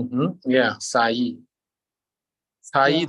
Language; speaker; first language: English; non-native, learner; Chinese